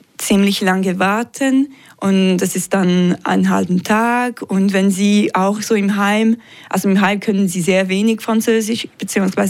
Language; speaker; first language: German; non-native, local second language; French